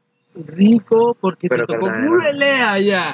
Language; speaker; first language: Spanish; native; Spanish